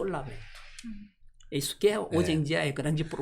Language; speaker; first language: Portuguese; non-native, learner; Korean